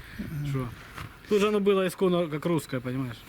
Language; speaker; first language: Russian; native; Russian